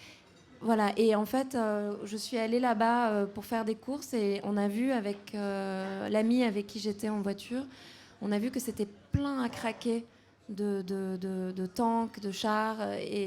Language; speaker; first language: French; native; French